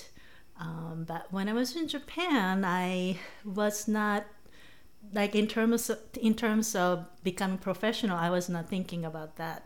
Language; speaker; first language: English; non-native, fluent; Japanese